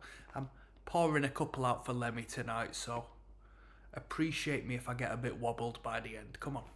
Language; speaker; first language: English; native; English